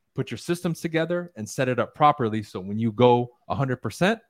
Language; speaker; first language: English; early bilingual, other home language; Spanish